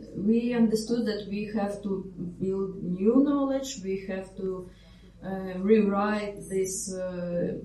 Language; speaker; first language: English; non-native, fluent; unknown